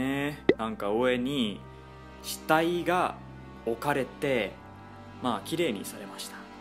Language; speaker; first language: Japanese; non-native, fluent; English